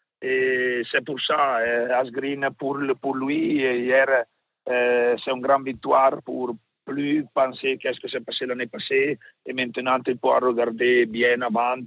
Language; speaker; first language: French; non-native, learner; Italian